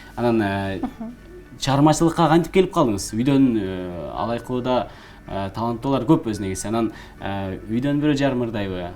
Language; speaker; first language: Kyrgyz; native; Kyrgyz